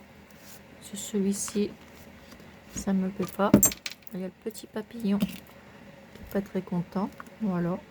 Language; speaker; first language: French; native; French